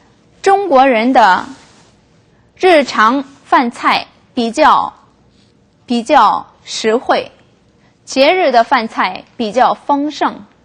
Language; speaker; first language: Chinese; non-native, fluent; Korean